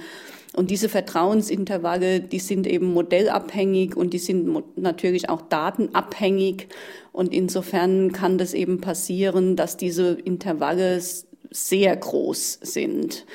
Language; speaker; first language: German; native; German